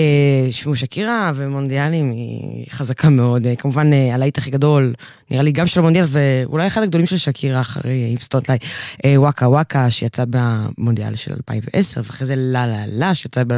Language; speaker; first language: Hebrew; native; Hebrew